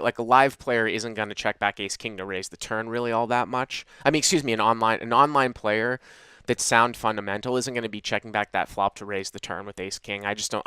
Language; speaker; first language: English; native; English